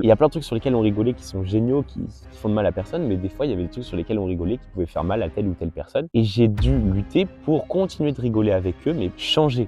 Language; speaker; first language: French; native; French